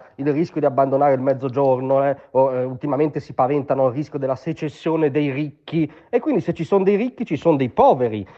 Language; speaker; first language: Italian; native; Italian